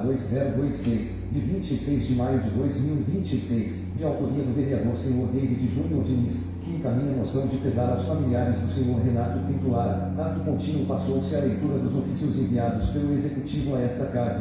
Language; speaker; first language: Portuguese; native; Portuguese